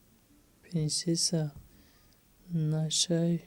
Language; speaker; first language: Russian; non-native, learner; Tajik